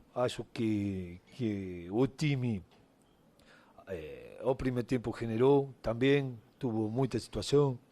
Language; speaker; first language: Portuguese; non-native, learner; Spanish